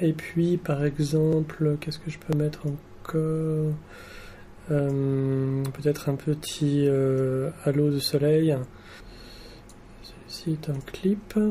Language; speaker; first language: French; native; French